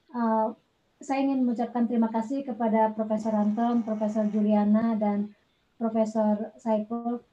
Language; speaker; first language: Indonesian; non-native, local second language; Sundanese